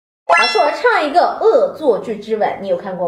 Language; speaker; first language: Chinese; native; Chinese